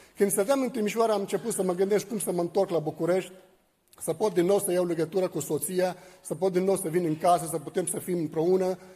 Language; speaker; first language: Romanian; non-native, fluent; Arabic